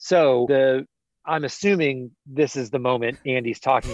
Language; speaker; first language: English; native; English